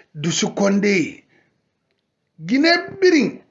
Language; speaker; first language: French; non-native, local second language; Susu